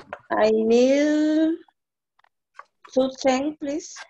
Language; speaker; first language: English; non-native, learner; Spanish